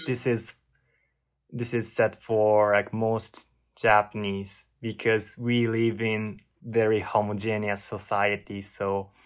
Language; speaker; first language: English; non-native, learner; Japanese